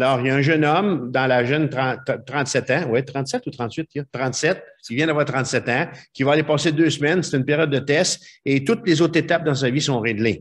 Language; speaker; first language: French; native; French